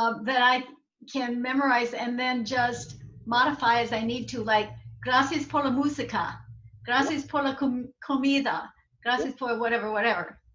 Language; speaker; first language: Spanish; non-native, learner; English